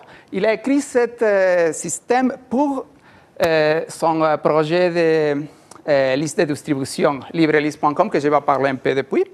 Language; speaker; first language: French; non-native, learner; Spanish